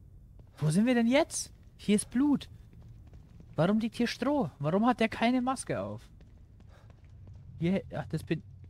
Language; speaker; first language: German; native; German